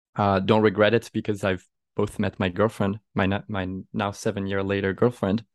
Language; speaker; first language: English; non-native, fluent; French